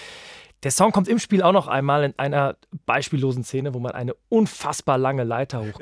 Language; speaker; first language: German; native; German